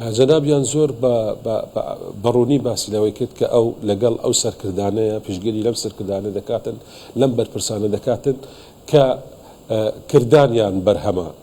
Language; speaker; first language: Central Kurdish; non-native, local second language; Assyrian Neo-Aramaic